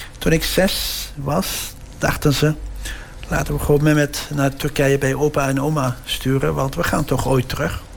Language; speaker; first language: Dutch; early bilingual, other home language; Turkish